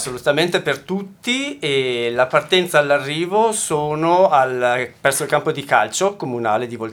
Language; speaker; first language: Italian; native; Italian